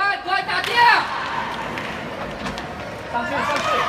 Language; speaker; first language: Chinese; native; Chinese